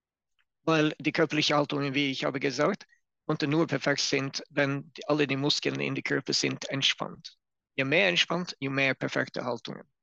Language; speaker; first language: German; non-native, learner; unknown